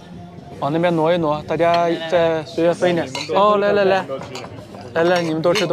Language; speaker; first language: Chinese; native; Chinese